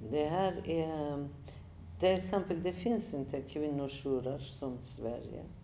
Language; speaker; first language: Swedish; non-native, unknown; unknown